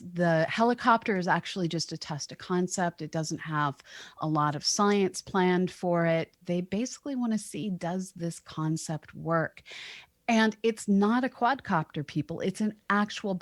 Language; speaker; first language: English; native; English